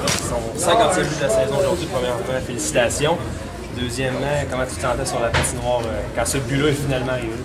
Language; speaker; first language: French; native; French